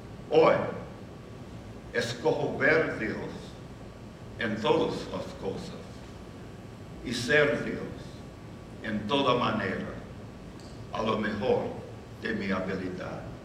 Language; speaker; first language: Spanish; non-native, learner; English